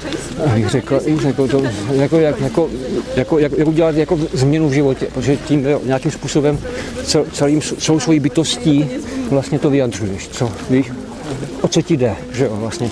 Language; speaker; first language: Czech; native; Czech